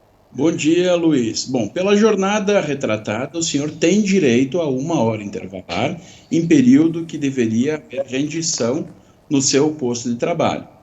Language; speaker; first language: Portuguese; native; Portuguese